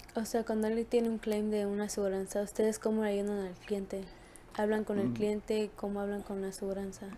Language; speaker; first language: Spanish; early bilingual, heritage; Spanish